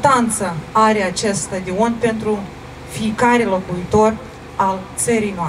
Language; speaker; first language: Romanian; non-native, local second language; Russian